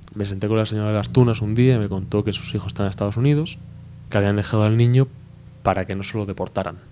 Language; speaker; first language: Spanish; native; Spanish